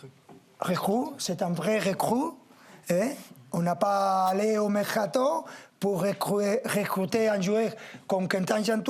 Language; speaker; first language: French; non-native, fluent; Spanish